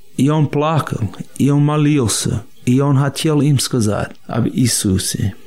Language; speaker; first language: Russian; non-native, fluent; English